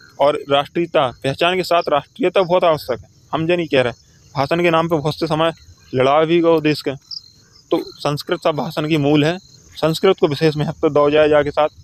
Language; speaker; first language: Hindi; native; Hindi